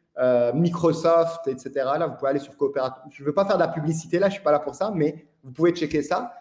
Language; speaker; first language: French; non-native, local second language; Arabic